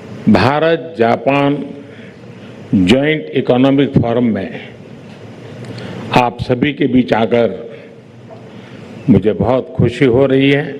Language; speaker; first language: Hindi; non-native, local second language; Gujarati